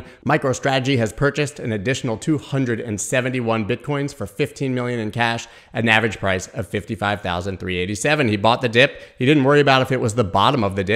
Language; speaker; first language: English; native; English